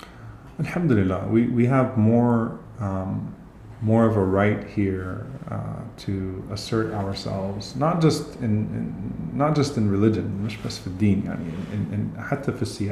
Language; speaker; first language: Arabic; early bilingual, heritage; English